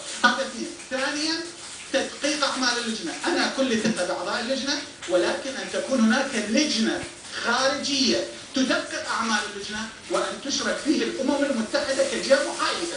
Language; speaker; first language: Arabic; non-native, local second language; Turkmen